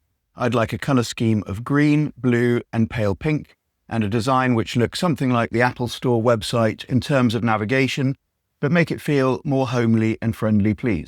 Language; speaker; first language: English; native; English